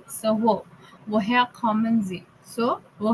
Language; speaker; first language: German; non-native, fluent; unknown